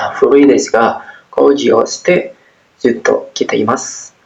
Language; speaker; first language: Japanese; non-native, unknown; Indonesian